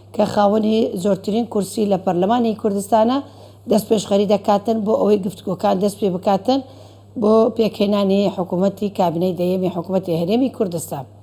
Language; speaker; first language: Central Kurdish; non-native, local second language; Azerbaijani